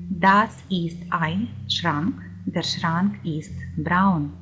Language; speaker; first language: German; non-native, fluent; Ukrainian